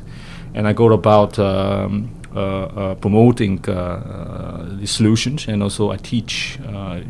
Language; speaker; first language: English; non-native, local second language; Cantonese